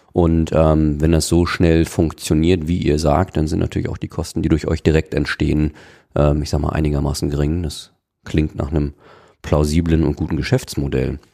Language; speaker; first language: German; native; German